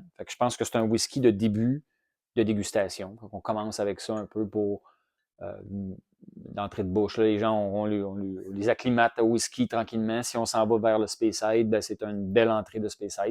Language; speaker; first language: French; native; French